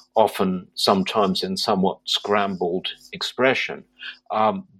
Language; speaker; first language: English; native; English